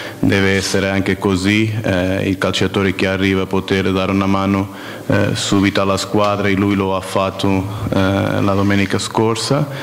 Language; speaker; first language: Italian; non-native, fluent; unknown